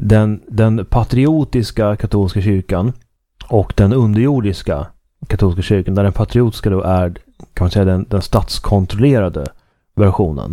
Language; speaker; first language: Swedish; native; Swedish